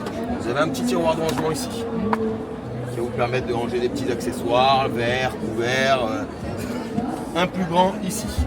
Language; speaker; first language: French; native; French